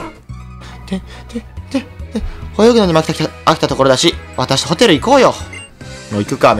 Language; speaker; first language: Japanese; native; Japanese